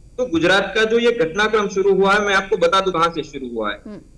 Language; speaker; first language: Hindi; non-native, local second language; Gujarati